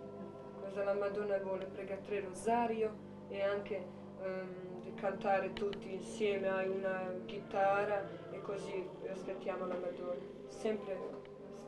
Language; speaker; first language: Italian; non-native, learner; Croatian